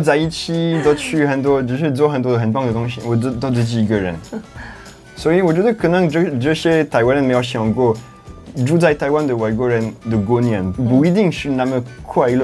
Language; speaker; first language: Chinese; non-native, fluent; French